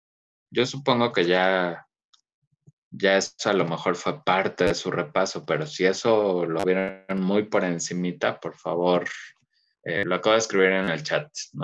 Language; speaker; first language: Spanish; native; Spanish